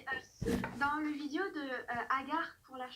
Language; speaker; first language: French; non-native, learner; English